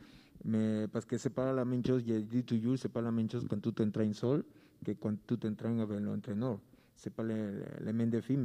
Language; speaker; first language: French; non-native, learner; Spanish